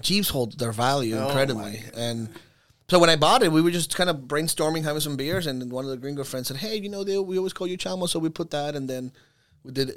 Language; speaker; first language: English; early bilingual, other home language; Spanish